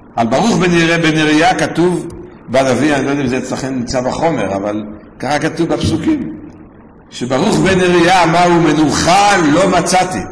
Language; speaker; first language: Hebrew; native; Hebrew